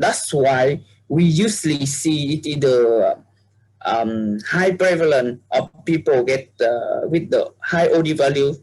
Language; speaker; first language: English; non-native, learner; Vietnamese